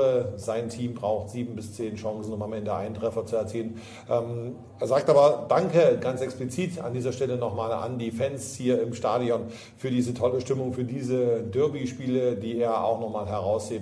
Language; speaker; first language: German; native; German